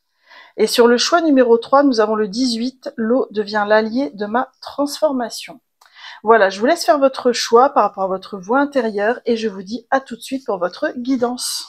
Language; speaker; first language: French; native; French